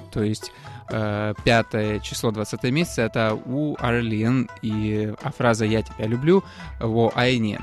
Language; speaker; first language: Russian; native; Russian